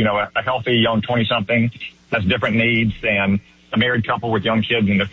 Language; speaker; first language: English; native; English